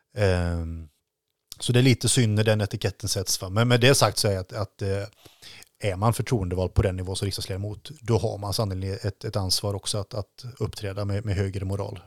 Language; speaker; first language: Swedish; native; Swedish